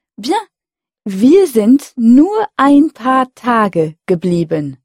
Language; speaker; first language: German; non-native, fluent; French